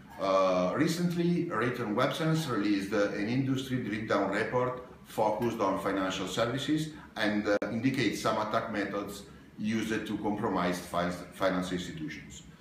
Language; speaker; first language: English; non-native, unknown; Italian